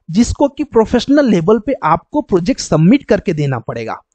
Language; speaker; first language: Hindi; native; Hindi